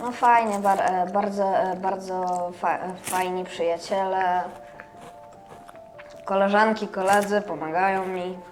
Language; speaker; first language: Polish; early bilingual, other home language; Russian